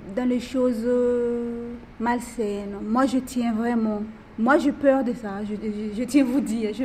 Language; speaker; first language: French; non-native, local second language; Malagasy